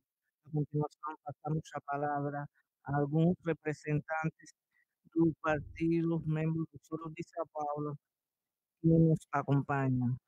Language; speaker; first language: Portuguese; non-native, fluent; Spanish